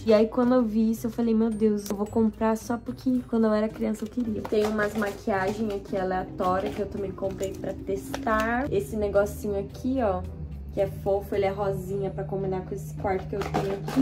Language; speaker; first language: Portuguese; native; Portuguese